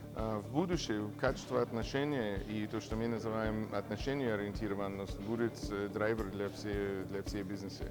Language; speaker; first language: Russian; non-native, fluent; English